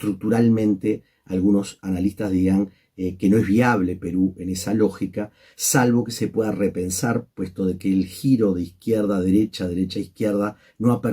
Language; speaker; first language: Spanish; native; Spanish